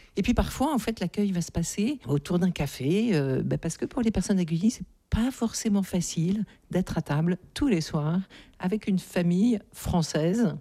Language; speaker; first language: French; native; French